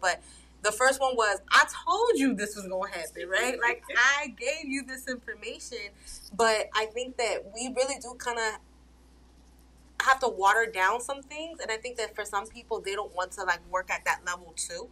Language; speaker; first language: English; early bilingual, other home language; Spanish